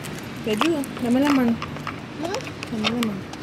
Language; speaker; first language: Spanish; early bilingual, heritage; English